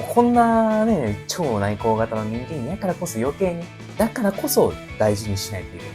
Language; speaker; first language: Japanese; native; Japanese